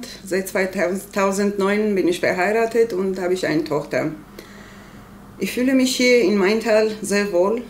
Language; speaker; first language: German; non-native, learner; Armenian